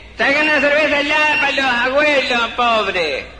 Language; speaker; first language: Spanish; native; Spanish